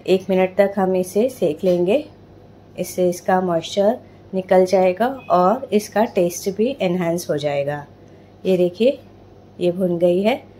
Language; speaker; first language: Hindi; non-native, local second language; Telugu